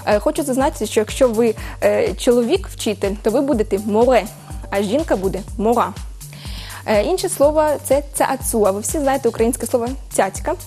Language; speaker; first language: Ukrainian; early bilingual, heritage; Ukrainian